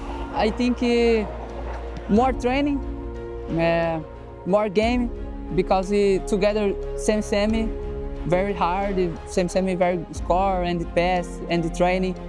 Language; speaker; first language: English; non-native, learner; Portuguese